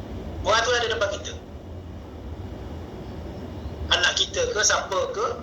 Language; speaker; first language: Malay; native; Malay